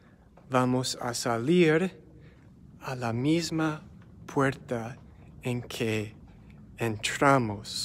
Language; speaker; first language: Spanish; non-native, learner; English